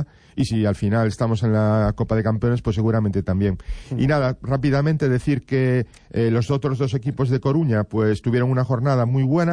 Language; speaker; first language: Spanish; native; Spanish